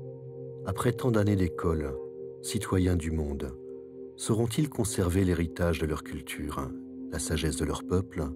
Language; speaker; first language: French; native; French